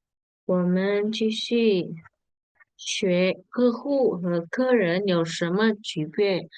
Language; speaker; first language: Chinese; non-native, fluent; Indonesian